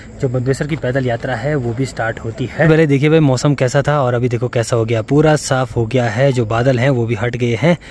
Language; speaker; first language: Hindi; non-native, local second language; Garhwali